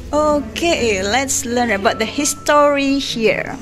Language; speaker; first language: English; non-native, learner; Indonesian